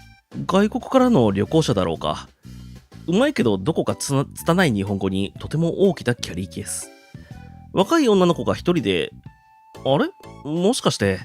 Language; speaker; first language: Japanese; native; Japanese